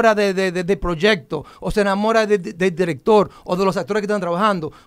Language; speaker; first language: Spanish; native; Spanish